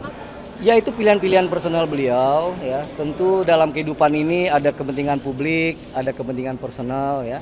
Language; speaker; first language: Indonesian; native; Indonesian